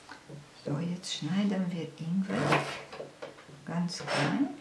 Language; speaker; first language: German; non-native, fluent; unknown